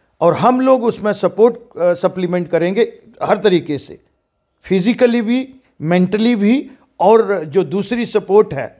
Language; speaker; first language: Hindi; non-native, local second language; Dogri